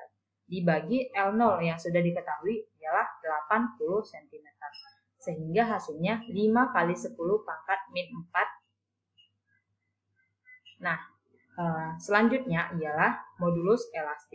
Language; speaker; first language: Indonesian; native; Indonesian